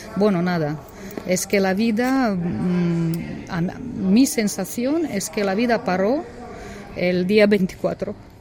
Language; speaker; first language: Spanish; non-native, fluent; Ukrainian